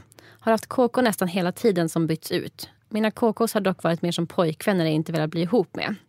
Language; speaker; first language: Swedish; native; Swedish